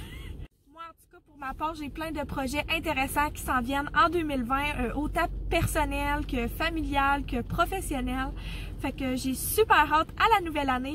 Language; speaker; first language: French; native; French